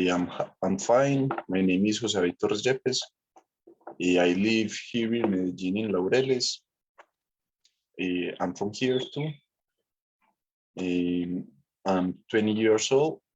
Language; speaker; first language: English; non-native, learner; Spanish